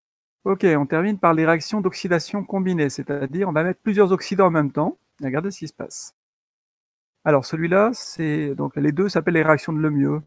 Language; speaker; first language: French; native; French